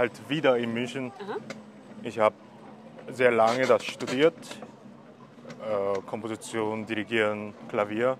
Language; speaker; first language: German; non-native, fluent; Korean